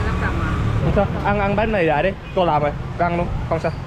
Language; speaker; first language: Vietnamese; early bilingual, heritage; English